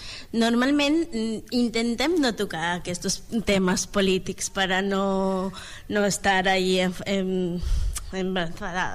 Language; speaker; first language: Catalan; non-native, learner; Spanish